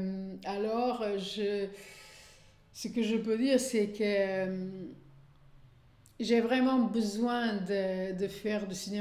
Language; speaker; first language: French; non-native, fluent; Portuguese